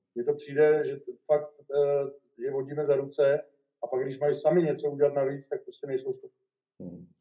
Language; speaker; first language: Czech; native; Czech